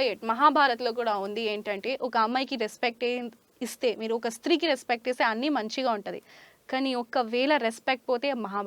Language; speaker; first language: Telugu; non-native, learner; Hindi